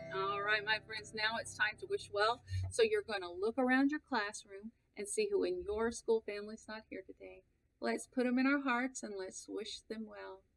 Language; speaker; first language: English; native; English